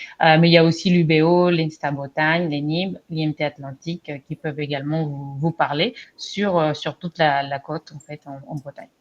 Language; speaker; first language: French; non-native, fluent; Spanish